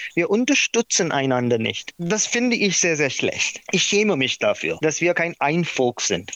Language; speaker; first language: German; non-native, learner; Marathi